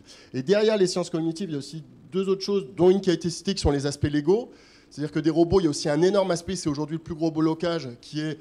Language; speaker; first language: French; native; French